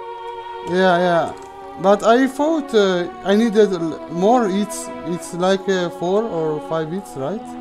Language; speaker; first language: English; non-native, fluent; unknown